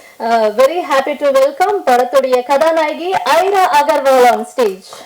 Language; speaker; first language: Tamil; native; Tamil